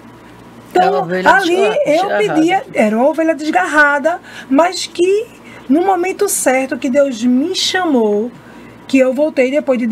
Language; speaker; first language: Portuguese; native; Portuguese